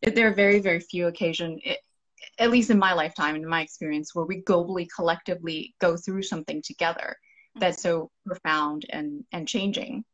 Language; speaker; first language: English; non-native, local second language; Cantonese